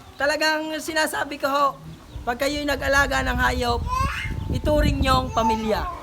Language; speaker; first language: Filipino; native; Filipino